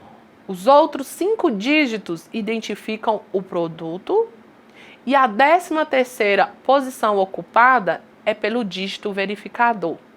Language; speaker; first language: Portuguese; native; Portuguese